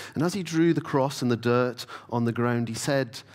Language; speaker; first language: English; native; English